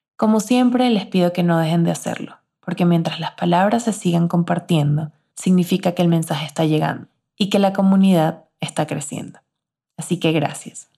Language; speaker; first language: Spanish; native; Spanish